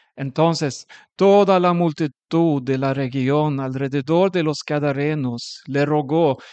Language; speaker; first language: Spanish; non-native, fluent; Swedish